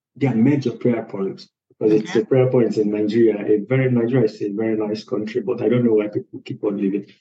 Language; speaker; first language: English; non-native, local second language; Igbo